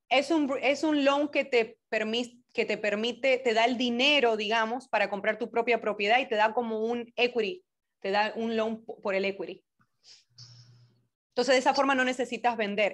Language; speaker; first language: Spanish; native; Spanish